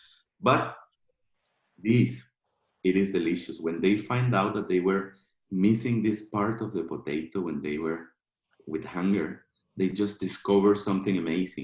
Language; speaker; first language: English; non-native, fluent; Spanish